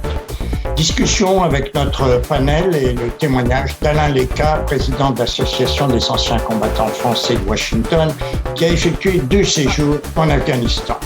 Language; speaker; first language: French; native; French